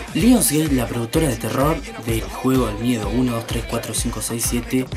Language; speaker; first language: Spanish; native; Spanish